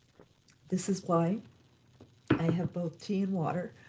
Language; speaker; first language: English; native; English